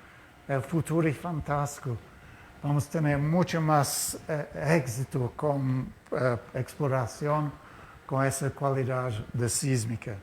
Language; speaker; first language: Spanish; non-native, fluent; Portuguese